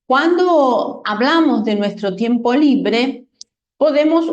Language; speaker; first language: Spanish; non-native, fluent; Portuguese